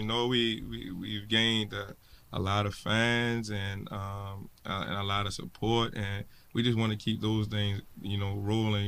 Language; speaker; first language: English; native; English